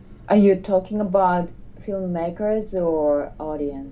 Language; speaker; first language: English; non-native, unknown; Japanese